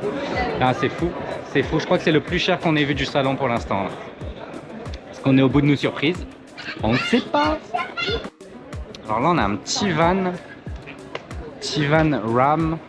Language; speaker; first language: French; native; French